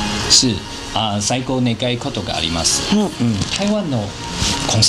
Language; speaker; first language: Japanese; non-native, learner; Chinese